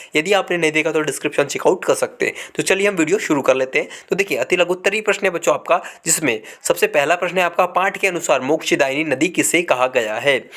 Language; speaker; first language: Hindi; native; Hindi